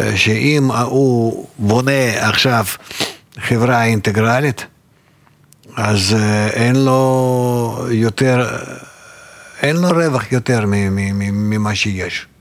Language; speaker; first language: Hebrew; non-native, fluent; Russian